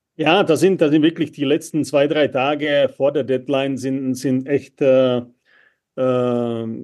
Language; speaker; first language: German; non-native, fluent; Czech